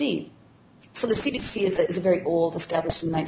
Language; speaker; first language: English; native; English